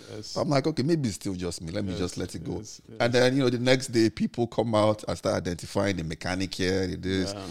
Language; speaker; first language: English; non-native, local second language; Igbo